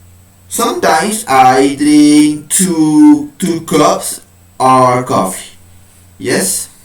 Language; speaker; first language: English; non-native, learner; Spanish